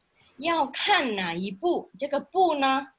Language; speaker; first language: Chinese; non-native, fluent; Indonesian